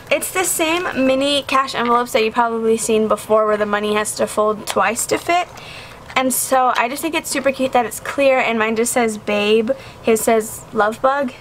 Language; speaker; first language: English; native; English